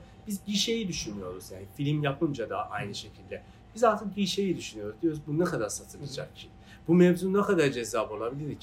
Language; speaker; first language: Turkish; non-native, fluent; Persian